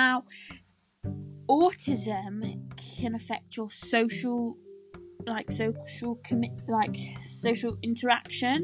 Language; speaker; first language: English; native; English